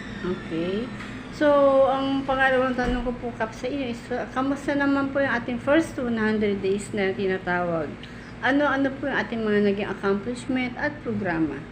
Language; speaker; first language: Filipino; native; Filipino